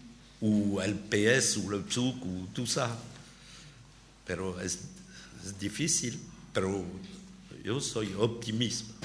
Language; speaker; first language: Spanish; non-native, learner; French